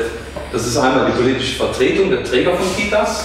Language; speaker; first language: German; native; German